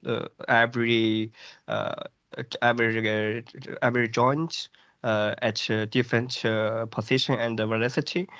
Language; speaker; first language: English; non-native, fluent; Chinese